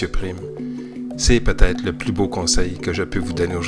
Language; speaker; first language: French; native; French